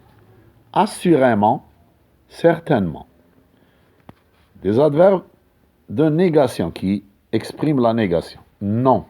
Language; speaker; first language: French; non-native, local second language; Arabic